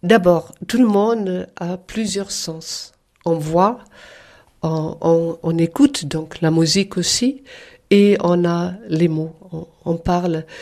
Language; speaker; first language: French; non-native, fluent; German